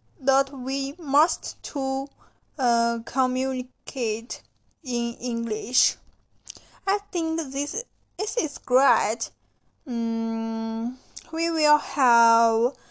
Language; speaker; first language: English; non-native, learner; Chinese